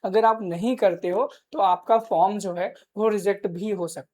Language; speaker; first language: Hindi; native; Hindi